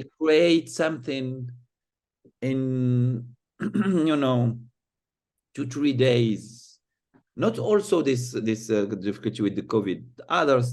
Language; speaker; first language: English; non-native, fluent; Arabic